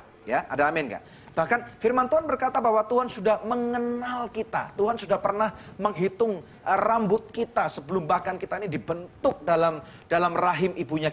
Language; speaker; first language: Indonesian; native; Indonesian